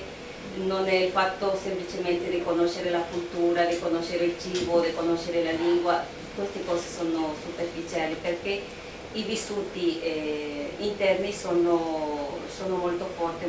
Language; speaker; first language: Italian; non-native, fluent; Spanish